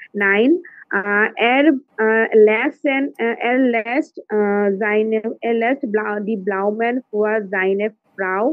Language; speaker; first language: German; non-native, learner; Bangla